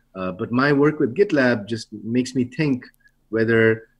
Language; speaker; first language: English; non-native, local second language; Bangla